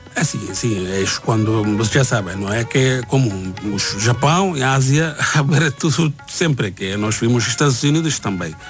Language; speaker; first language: Portuguese; non-native, learner; Bangla